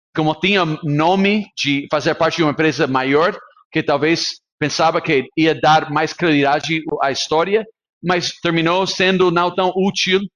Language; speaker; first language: Portuguese; non-native, fluent; English